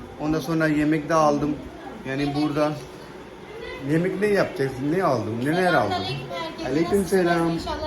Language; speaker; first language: Turkish; non-native, learner; Punjabi